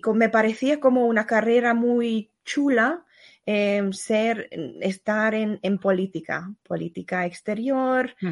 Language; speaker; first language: Spanish; non-native, fluent; Hungarian